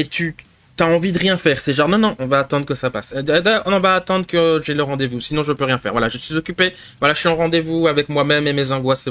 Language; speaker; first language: French; native; French